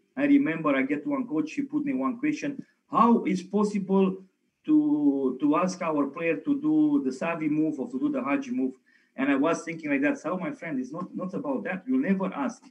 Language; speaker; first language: English; non-native, fluent; Romanian